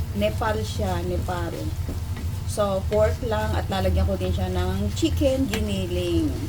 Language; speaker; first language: Filipino; native; Filipino